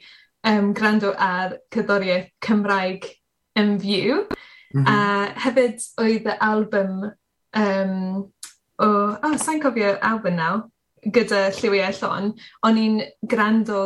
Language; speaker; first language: Welsh; non-native, learner; English